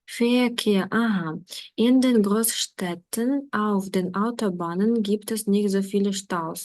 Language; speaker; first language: German; non-native, fluent; Ukrainian